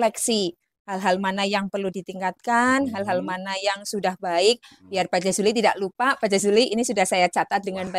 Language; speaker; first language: Indonesian; native; Indonesian